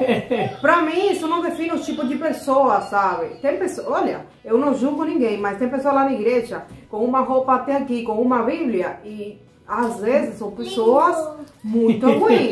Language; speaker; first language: Portuguese; non-native, fluent; Spanish